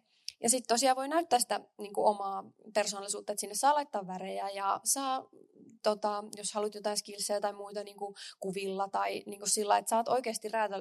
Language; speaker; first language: Finnish; native; Finnish